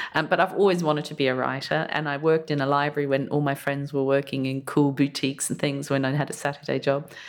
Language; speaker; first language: English; early bilingual, other home language; German